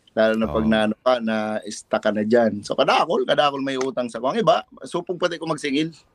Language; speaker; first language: Filipino; non-native, local second language; Bikol